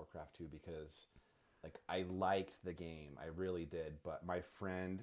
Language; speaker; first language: English; native; English